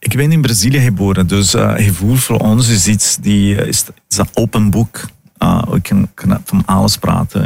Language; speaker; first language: Dutch; non-native, fluent; Portuguese